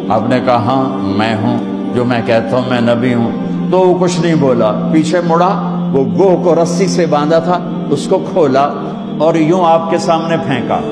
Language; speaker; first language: Urdu; non-native, local second language; Punjabi